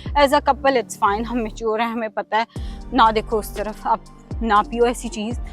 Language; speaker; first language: Urdu; native; Urdu